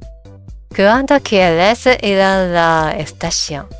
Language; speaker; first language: Spanish; non-native, learner; Japanese